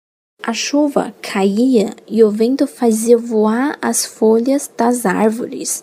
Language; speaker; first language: Portuguese; non-native, fluent; Chinese